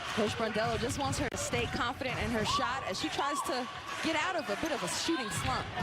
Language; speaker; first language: English; native; English